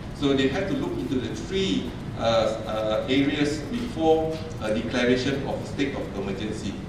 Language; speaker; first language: English; non-native, local second language; Malay